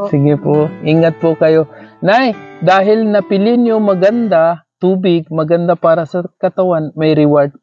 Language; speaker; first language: Filipino; non-native, learner; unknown